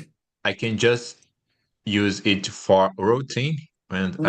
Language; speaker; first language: English; non-native, learner; Portuguese